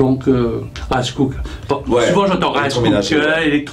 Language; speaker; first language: French; non-native, local second language; Morisyen